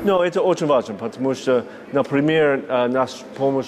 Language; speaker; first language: Russian; non-native, learner; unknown